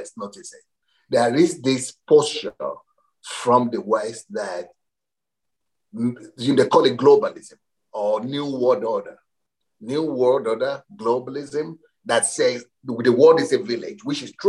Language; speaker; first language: English; non-native, local second language; Yoruba